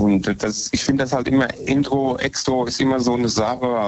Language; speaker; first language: German; native; German